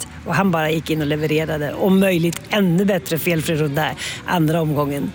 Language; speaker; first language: Swedish; native; Swedish